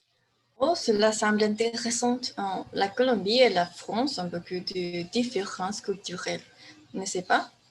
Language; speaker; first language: French; non-native, learner; Spanish